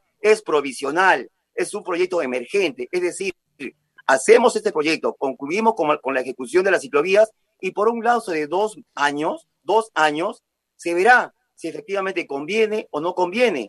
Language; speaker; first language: Spanish; native; Spanish